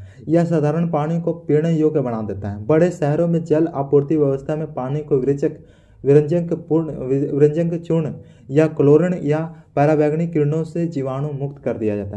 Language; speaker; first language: Hindi; native; Hindi